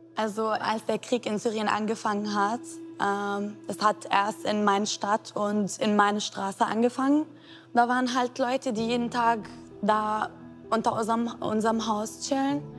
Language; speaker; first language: German; non-native, fluent; Arabic